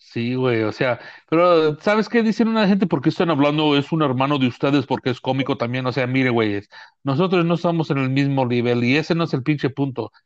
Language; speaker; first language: Spanish; early bilingual, heritage; Spanish